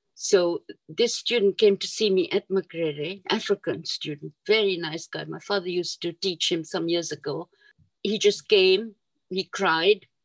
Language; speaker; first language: English; non-native, local second language; Urdu